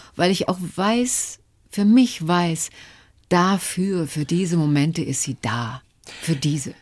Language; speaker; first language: German; native; German